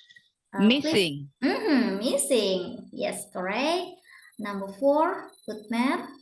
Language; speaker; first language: English; non-native, learner; Indonesian